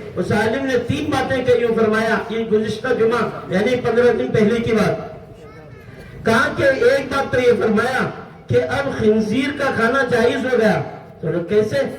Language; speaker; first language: Urdu; native; Urdu